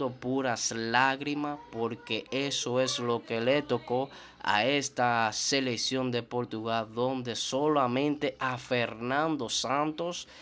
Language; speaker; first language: Spanish; native; Spanish